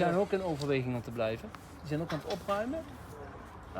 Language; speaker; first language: Dutch; native; Dutch